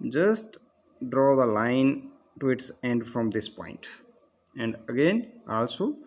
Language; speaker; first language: English; non-native, local second language; Punjabi